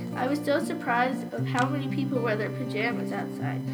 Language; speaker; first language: English; non-native, fluent; Turkish